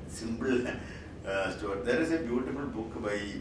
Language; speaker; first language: English; non-native, local second language; Malayalam